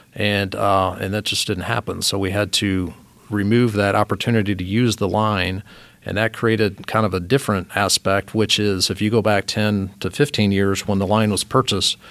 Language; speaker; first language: English; native; English